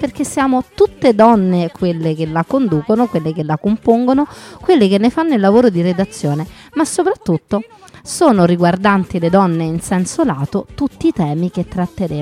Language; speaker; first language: Italian; native; Italian